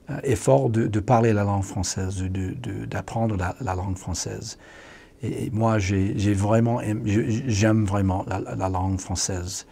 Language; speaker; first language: French; non-native, fluent; English